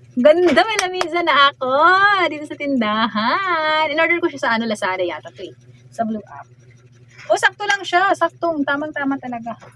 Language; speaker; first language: Filipino; native; Filipino